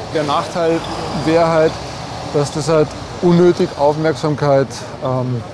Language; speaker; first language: German; native; German